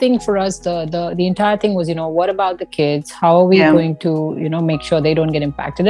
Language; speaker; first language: English; non-native, local second language; Hindi